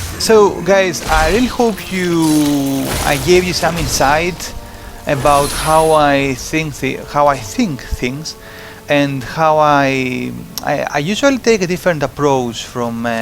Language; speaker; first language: English; non-native, fluent; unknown